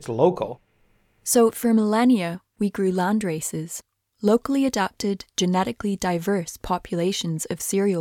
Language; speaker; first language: English; native; English